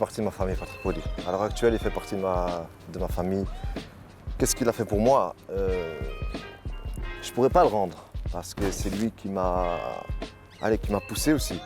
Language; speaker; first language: French; native; French